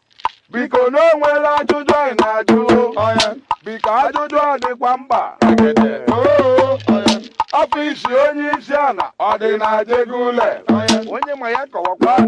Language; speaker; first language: Igbo; native; Igbo